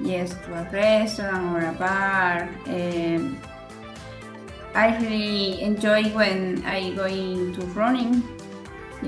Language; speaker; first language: English; non-native, learner; Spanish